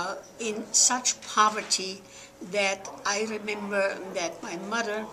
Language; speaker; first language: English; non-native, fluent; German